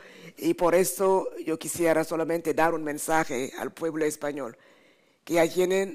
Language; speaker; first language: Spanish; non-native, fluent; French